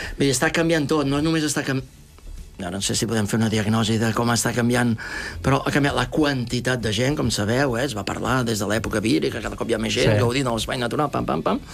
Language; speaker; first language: Catalan; native; Catalan